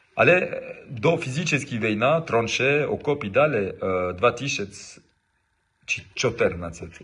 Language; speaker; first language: Ukrainian; non-native, learner; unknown